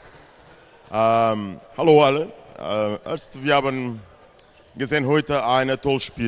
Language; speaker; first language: German; non-native, learner; Portuguese